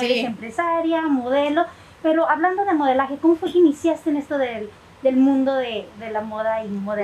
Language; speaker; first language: Spanish; native; Spanish